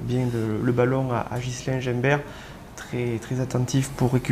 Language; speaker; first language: French; native; French